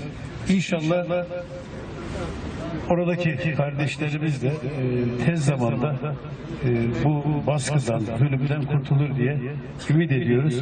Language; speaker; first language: Turkish; native; Turkish